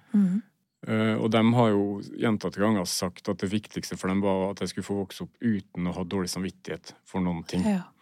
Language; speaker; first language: Norwegian; native; Norwegian